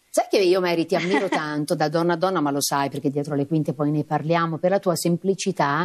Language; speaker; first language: Italian; native; Italian